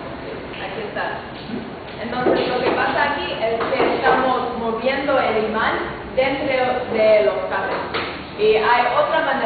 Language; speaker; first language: Spanish; non-native, fluent; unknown